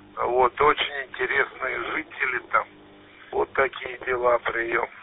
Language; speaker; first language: Russian; native; Russian